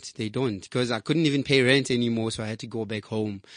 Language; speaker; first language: English; non-native, local second language; Southern Sotho